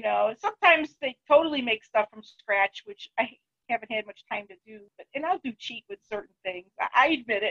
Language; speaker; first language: English; native; English